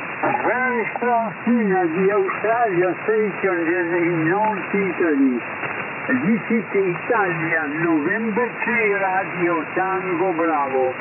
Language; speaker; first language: English; non-native, learner; Italian